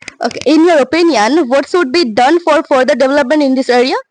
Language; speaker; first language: English; non-native, learner; Bangla